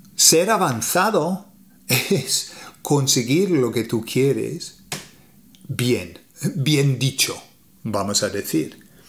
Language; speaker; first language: Spanish; native; Spanish